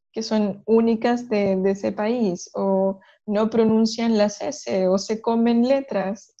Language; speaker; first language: Spanish; native; Spanish